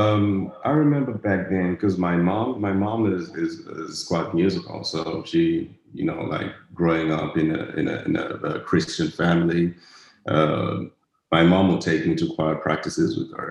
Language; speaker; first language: English; non-native, local second language; Shona